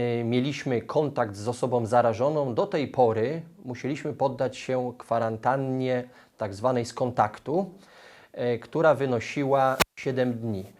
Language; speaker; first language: Polish; native; Polish